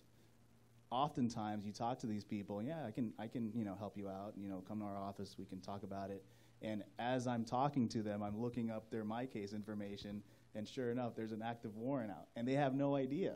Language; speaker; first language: English; native; English